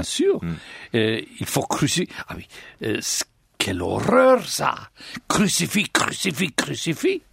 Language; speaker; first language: French; non-native, learner; English